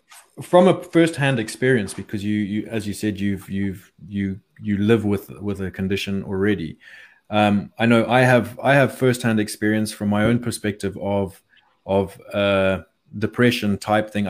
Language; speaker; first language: English; native; English